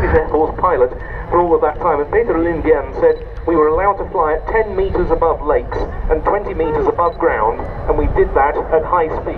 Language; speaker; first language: English; native; English